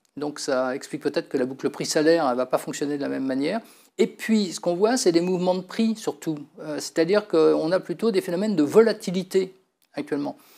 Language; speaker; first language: French; native; French